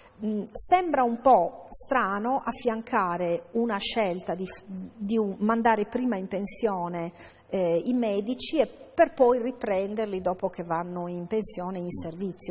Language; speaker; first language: Italian; native; Italian